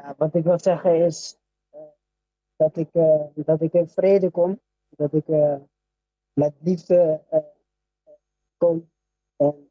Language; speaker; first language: Dutch; early bilingual, other home language; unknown